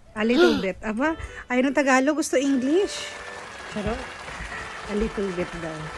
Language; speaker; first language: Filipino; non-native, local second language; Hiligaynon